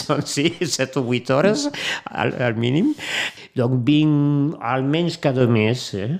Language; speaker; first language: Catalan; non-native, local second language; French